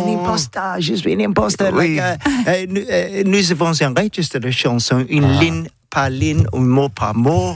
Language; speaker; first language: French; non-native, learner; English